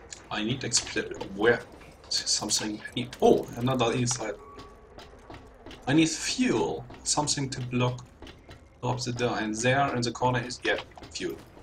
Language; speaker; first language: English; non-native, learner; German